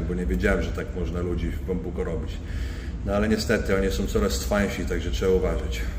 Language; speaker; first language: Polish; native; Polish